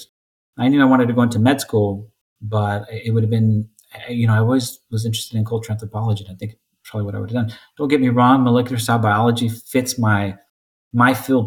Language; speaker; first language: English; native; English